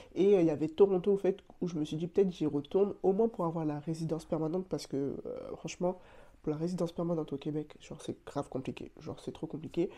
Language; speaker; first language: French; native; French